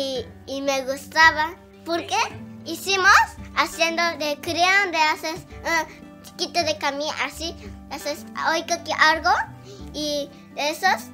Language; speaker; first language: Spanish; early bilingual, heritage; Spanish